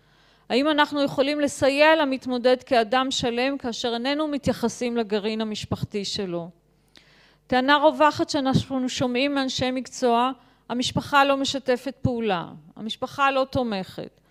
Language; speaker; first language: Hebrew; native; Hebrew